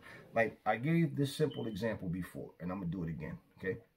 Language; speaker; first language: English; native; English